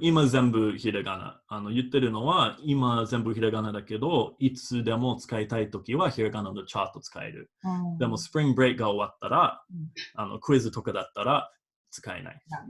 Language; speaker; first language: Japanese; non-native, fluent; English